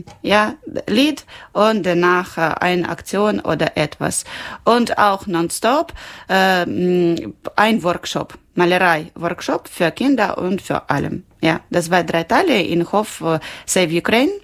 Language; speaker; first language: German; non-native, local second language; Ukrainian